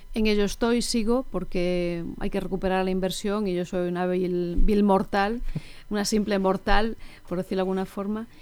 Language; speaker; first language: Spanish; native; Spanish